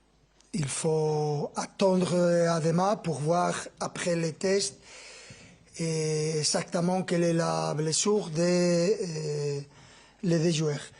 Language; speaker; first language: French; non-native, fluent; Spanish